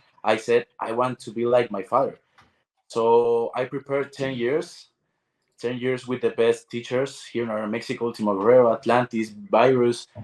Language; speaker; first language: English; non-native, learner; Spanish